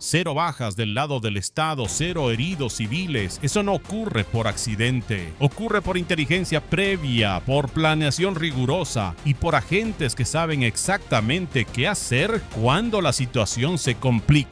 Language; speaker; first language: Spanish; native; Spanish